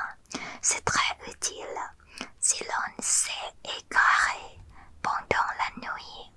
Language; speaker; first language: French; non-native, learner; Thai